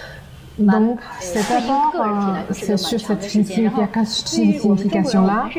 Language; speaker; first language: French; non-native, learner; Chinese